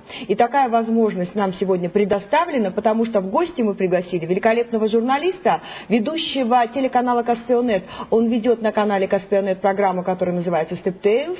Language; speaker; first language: Russian; native; Russian